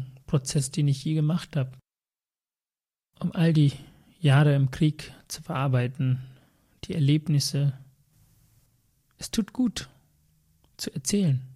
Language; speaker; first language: German; early bilingual, other home language; Tamil